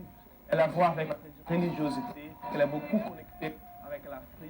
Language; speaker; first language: French; non-native, fluent; Portuguese